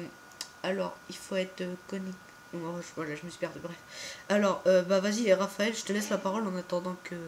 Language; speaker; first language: French; native; French